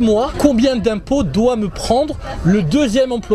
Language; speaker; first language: French; native; French